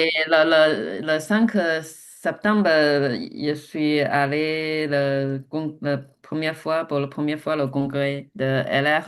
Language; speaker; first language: French; non-native, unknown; Chinese